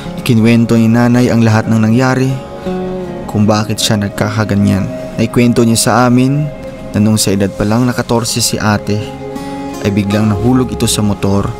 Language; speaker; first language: Filipino; non-native, local second language; Cebuano